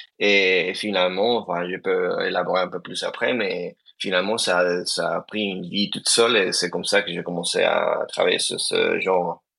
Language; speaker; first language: French; non-native, fluent; Spanish